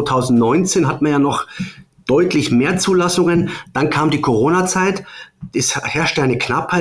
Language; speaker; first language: German; native; German